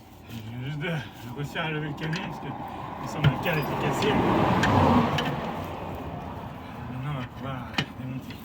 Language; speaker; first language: French; native; French